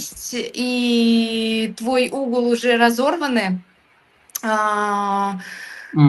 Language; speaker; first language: Russian; native; Russian